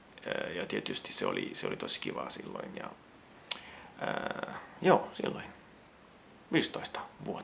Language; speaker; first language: Finnish; non-native, fluent; Italian